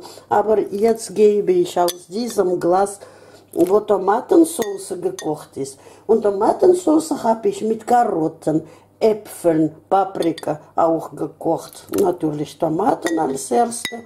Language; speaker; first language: German; non-native, fluent; Russian